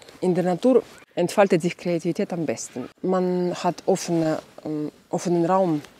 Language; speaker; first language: German; non-native, fluent; Ukrainian